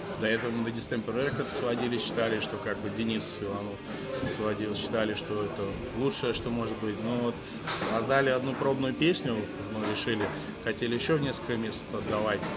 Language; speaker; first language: Russian; native; Russian